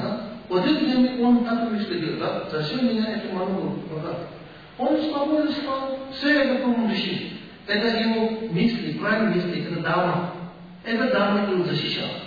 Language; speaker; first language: Russian; non-native, learner; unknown